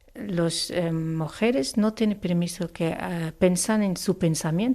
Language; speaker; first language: Spanish; non-native, learner; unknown